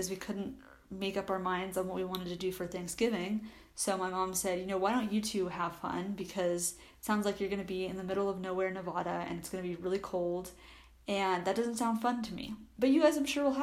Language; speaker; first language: English; native; English